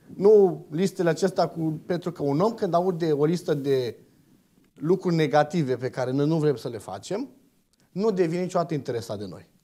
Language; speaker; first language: Romanian; native; Romanian